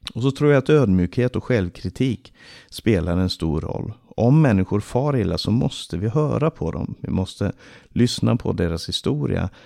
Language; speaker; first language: Swedish; native; Swedish